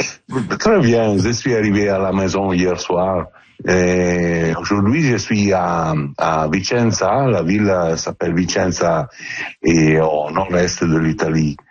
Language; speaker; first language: French; non-native, learner; Italian